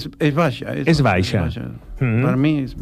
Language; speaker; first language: Catalan; non-native, learner; Spanish